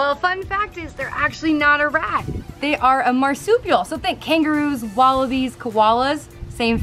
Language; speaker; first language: English; native; English